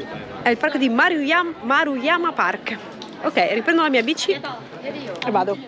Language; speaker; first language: Italian; native; Italian